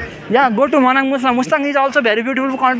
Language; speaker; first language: English; non-native, learner; Nepali